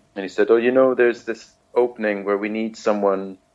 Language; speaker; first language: English; native; English